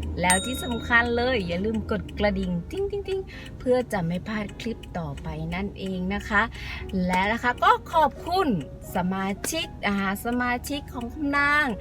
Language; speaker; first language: Thai; native; Thai